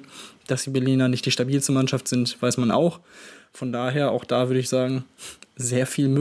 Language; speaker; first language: German; native; German